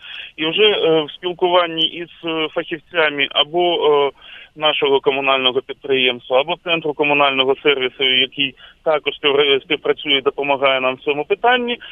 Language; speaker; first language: Ukrainian; native; Ukrainian